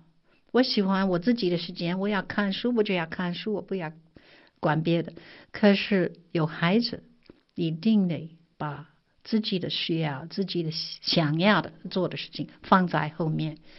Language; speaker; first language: Chinese; non-native, fluent; English